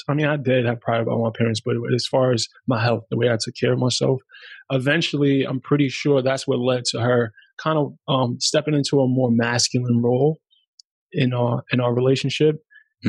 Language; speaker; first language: English; early bilingual, other home language; German